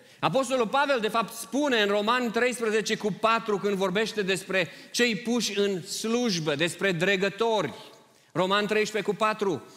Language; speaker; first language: Romanian; early bilingual, heritage; Romanian